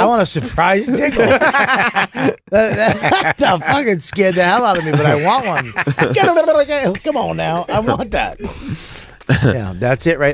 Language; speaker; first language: English; native; English